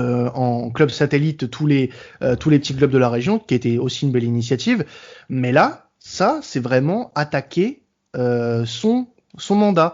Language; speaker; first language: French; native; French